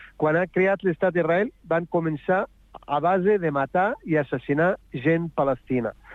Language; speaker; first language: Catalan; non-native, learner; Arabic